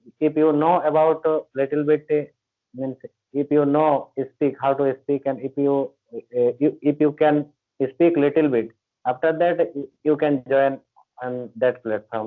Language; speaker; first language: English; non-native, learner; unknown